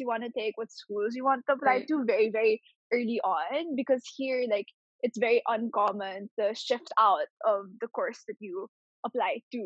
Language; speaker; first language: English; non-native, local second language; Filipino